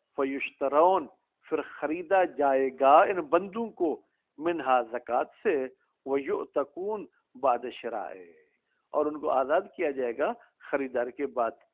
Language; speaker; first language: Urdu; non-native, local second language; Sindhi